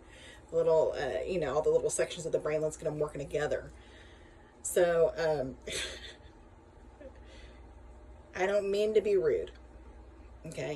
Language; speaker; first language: English; native; English